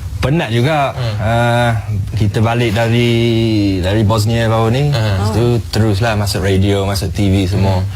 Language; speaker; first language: Malay; non-native, fluent; English